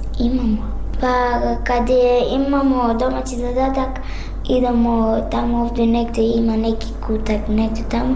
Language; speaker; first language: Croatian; non-native, learner; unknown